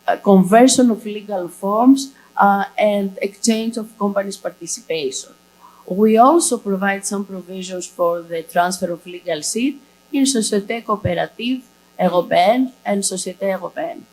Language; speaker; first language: English; non-native, fluent; Greek